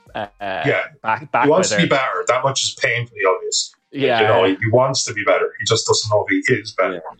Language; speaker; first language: English; native; English